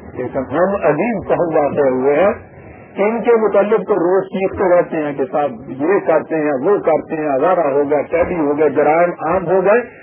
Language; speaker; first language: Urdu; non-native, local second language; Punjabi